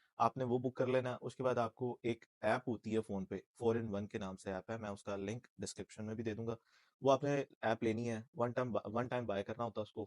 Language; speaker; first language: Urdu; non-native, local second language; Punjabi